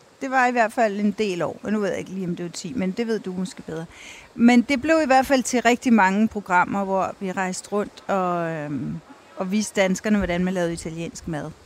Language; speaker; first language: Danish; native; Danish